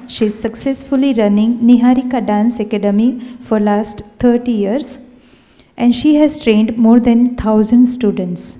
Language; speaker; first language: English; non-native, local second language; Gujarati